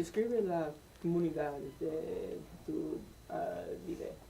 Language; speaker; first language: Spanish; non-native, learner; English